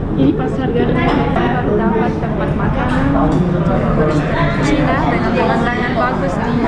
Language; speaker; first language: Indonesian; non-native, learner; English